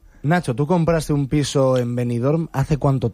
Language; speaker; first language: Spanish; native; Spanish